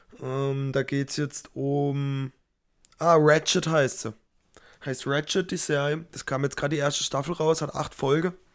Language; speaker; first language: German; native; German